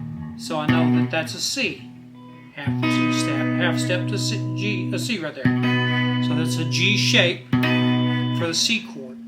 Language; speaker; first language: English; native; English